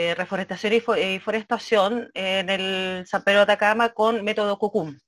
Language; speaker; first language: Spanish; native; Spanish